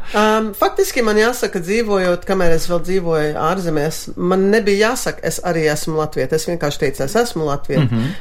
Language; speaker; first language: Latvian; early bilingual, heritage; Latvian